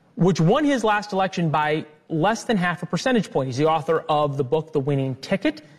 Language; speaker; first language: English; native; English